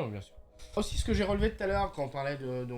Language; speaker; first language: French; native; French